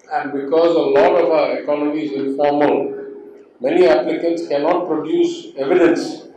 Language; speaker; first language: English; non-native, local second language; Tamil